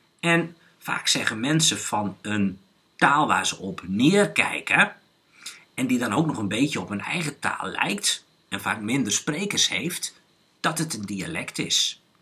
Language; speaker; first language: Dutch; native; Dutch